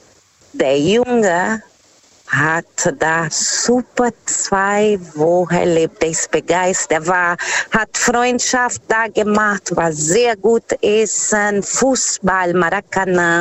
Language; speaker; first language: German; non-native, fluent; Portuguese